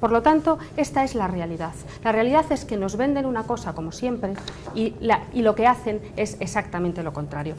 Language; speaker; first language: Spanish; native; Spanish